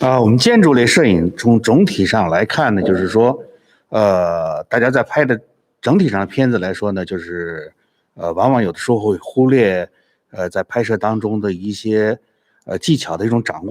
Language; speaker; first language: Chinese; native; Chinese